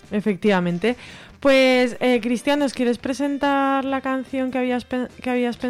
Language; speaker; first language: Spanish; native; Spanish